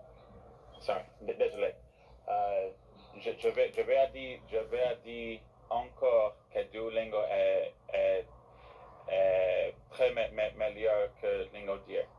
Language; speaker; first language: French; non-native, learner; English